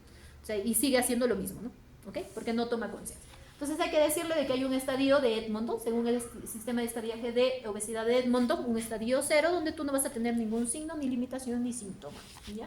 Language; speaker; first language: Spanish; native; Spanish